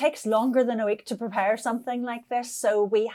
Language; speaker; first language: English; native; English